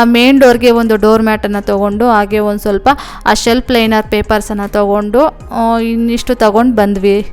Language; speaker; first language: Kannada; non-native, local second language; Telugu